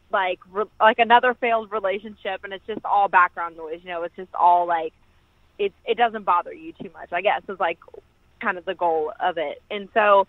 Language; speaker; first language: English; native; English